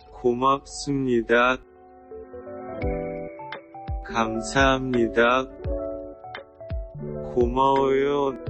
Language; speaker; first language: Korean; non-native, learner; Thai